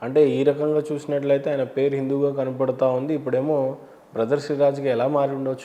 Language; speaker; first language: Telugu; native; Telugu